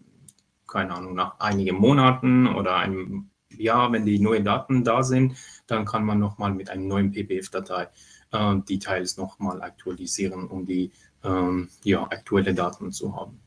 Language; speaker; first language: German; non-native, fluent; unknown